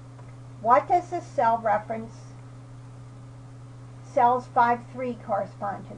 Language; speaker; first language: English; native; English